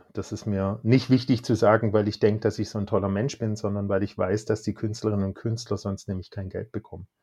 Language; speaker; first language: German; native; German